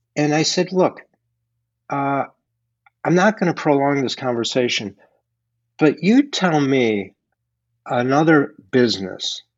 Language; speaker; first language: English; native; English